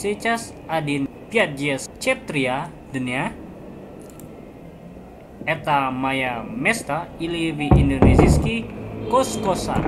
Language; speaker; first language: Russian; non-native, learner; Indonesian